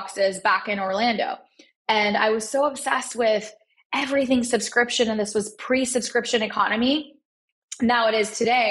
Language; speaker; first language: English; native; English